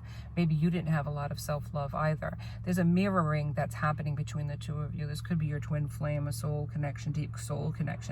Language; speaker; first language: English; native; English